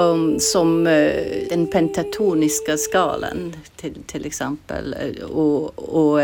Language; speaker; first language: Swedish; non-native, fluent; English